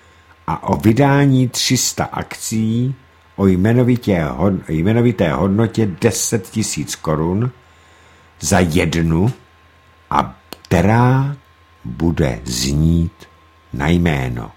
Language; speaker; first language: Czech; native; Czech